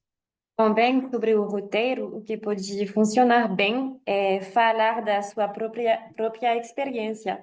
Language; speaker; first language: Portuguese; non-native, fluent; French